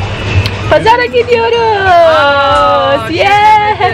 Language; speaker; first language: Turkish; non-native, learner; Filipino